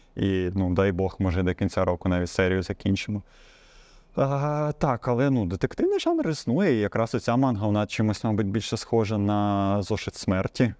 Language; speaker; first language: Ukrainian; native; Ukrainian